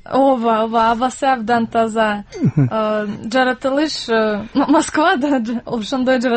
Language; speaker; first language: Kyrgyz; non-native, learner; Russian